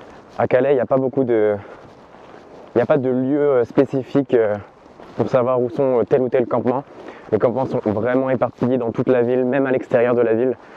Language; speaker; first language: French; native; French